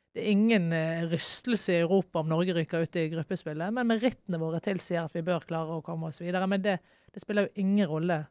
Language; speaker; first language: Norwegian; native; Norwegian